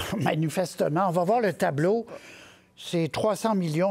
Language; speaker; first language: French; native; French